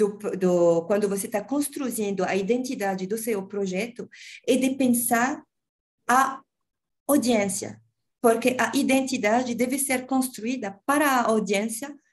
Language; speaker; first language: Portuguese; non-native, learner; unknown